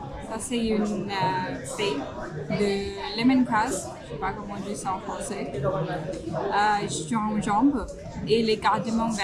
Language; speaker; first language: French; non-native, fluent; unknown